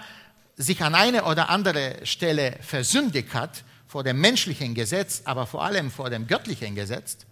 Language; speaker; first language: German; non-native, fluent; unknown